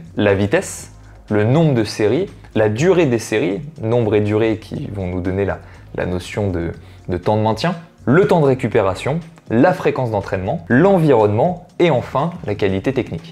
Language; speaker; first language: French; native; French